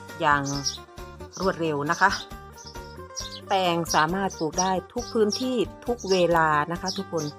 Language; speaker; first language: Thai; native; Thai